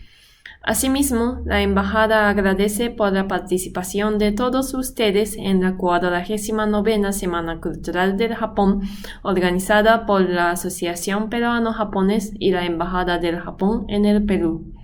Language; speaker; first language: Spanish; non-native, fluent; Japanese